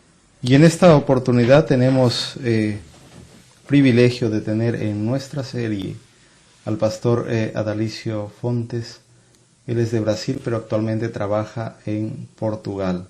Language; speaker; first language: Spanish; native; Spanish